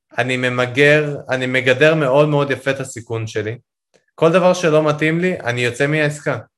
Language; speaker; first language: Hebrew; native; Hebrew